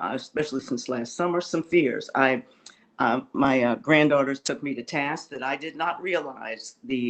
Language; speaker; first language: English; native; English